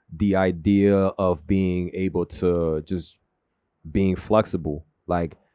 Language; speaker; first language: English; early bilingual, other home language; Korean